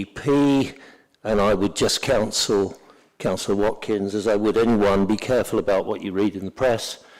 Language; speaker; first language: English; native; English